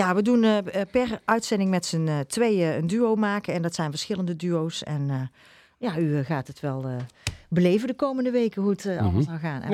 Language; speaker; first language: Dutch; native; Dutch